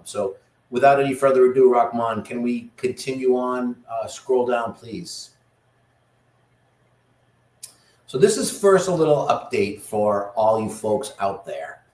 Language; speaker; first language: English; native; English